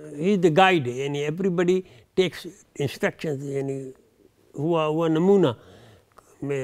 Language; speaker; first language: Arabic; non-native, fluent; Urdu